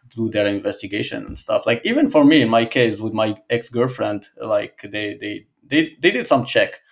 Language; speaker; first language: English; non-native, fluent; Arabic